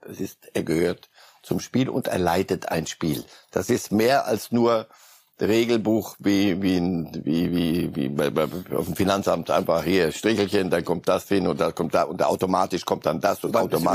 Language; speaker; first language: German; native; German